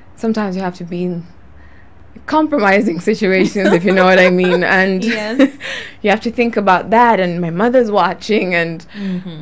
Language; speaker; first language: English; non-native, local second language; Ganda